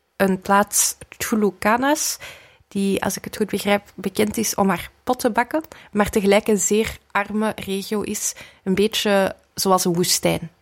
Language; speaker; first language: Dutch; native; Dutch